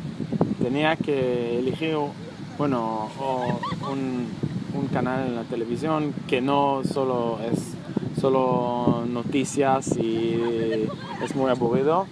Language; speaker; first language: Spanish; non-native, learner; Hebrew